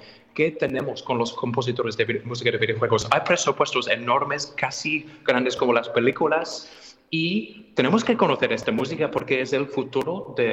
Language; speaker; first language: Spanish; non-native, fluent; English